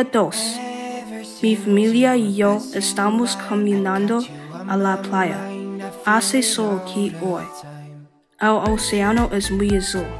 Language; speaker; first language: Spanish; non-native, learner; English